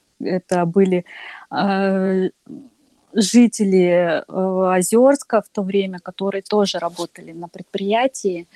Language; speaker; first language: Russian; native; Russian